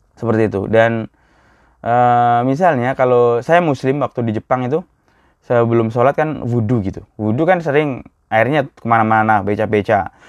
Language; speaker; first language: Indonesian; native; Indonesian